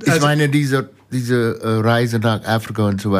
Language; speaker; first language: German; non-native, fluent; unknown